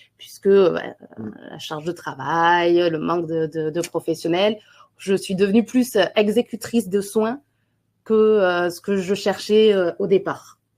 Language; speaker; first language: French; native; French